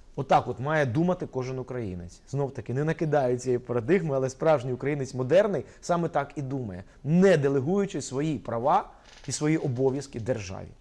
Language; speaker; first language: Ukrainian; non-native, local second language; Russian